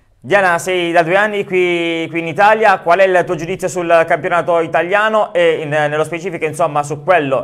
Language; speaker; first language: Italian; native; Italian